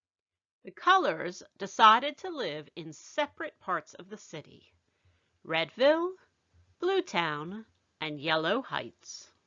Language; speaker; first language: English; native; English